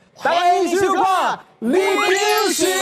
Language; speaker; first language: Chinese; native; Chinese